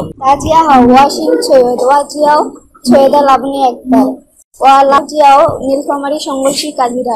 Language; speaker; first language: Chinese; non-native, learner; Bangla